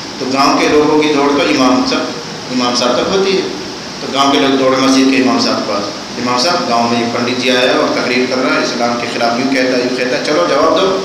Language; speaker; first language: Urdu; non-native, local second language; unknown